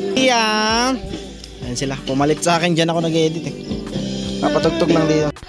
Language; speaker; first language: Filipino; non-native, local second language; Cebuano